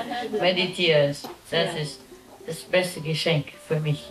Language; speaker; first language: German; non-native, learner; Vietnamese